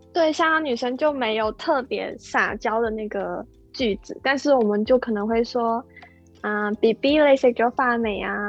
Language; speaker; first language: Chinese; native; Chinese